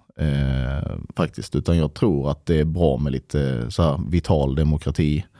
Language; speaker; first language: Swedish; native; Swedish